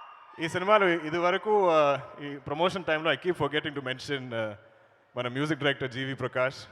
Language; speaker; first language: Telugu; non-native, learner; Malayalam